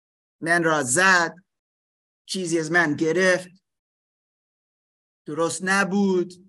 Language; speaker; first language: Persian; non-native, fluent; English